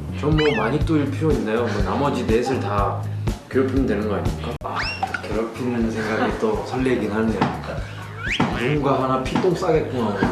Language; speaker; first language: Korean; native; Korean